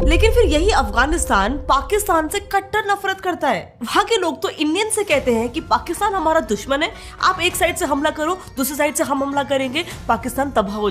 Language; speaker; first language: Hindi; native; Hindi